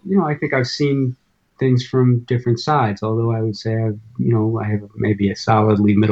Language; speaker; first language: English; native; English